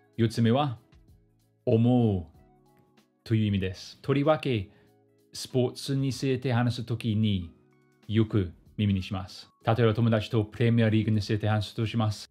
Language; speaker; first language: Japanese; non-native, fluent; English